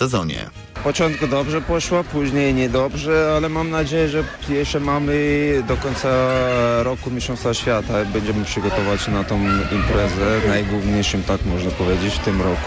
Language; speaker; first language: Polish; non-native, learner; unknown